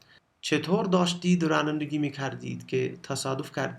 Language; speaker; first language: Persian; non-native, fluent; Urdu